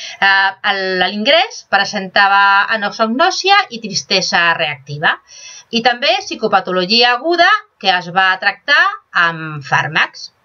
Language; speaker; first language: Catalan; non-native, local second language; Spanish